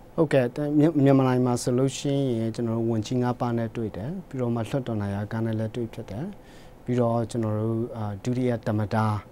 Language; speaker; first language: Burmese; non-native, local second language; Hakha Chin